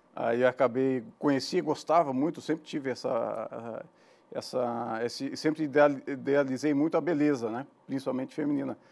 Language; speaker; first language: Portuguese; native; Portuguese